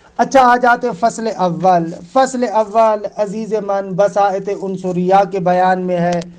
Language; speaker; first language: Urdu; native; Urdu